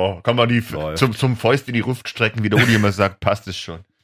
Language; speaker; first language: German; native; German